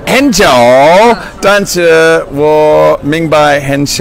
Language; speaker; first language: Chinese; non-native, learner; English